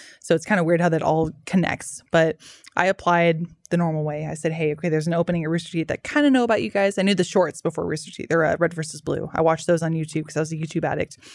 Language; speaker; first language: English; native; English